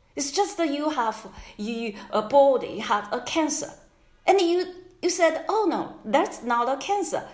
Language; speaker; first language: English; non-native, fluent; Chinese